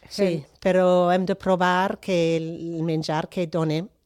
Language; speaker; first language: Catalan; non-native, fluent; English